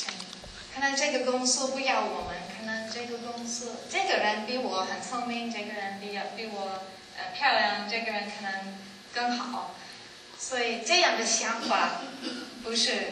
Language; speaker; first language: Chinese; non-native, learner; English